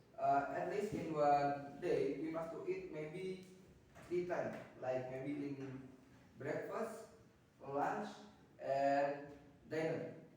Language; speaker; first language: English; non-native, learner; Indonesian